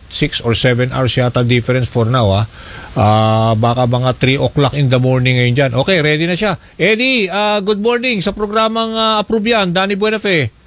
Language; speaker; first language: Filipino; native; Filipino